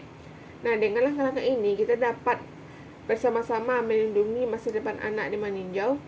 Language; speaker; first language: Indonesian; native; Indonesian